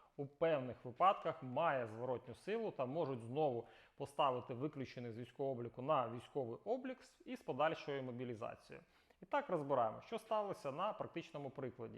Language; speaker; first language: Ukrainian; native; Ukrainian